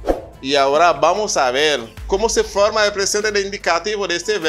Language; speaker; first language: Spanish; non-native, fluent; Haitian Creole